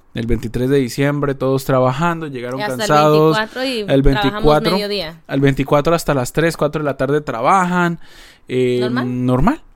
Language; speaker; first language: Spanish; native; Spanish